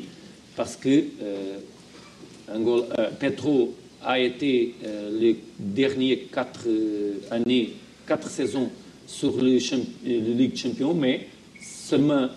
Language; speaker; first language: French; non-native, learner; Portuguese